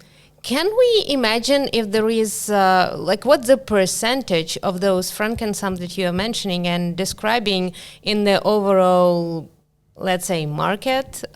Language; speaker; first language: English; non-native, fluent; Ukrainian